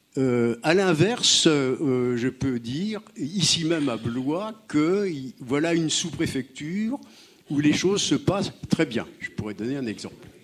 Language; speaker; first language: French; native; French